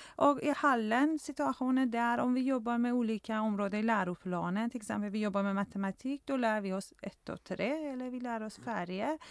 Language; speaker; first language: Swedish; non-native, fluent; Persian